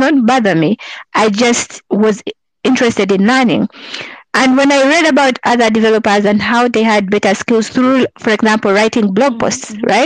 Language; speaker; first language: English; non-native, local second language; Ganda